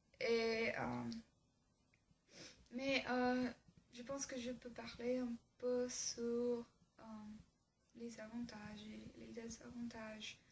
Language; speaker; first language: French; non-native, learner; English